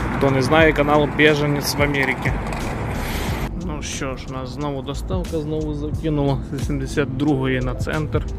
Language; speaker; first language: Ukrainian; native; Ukrainian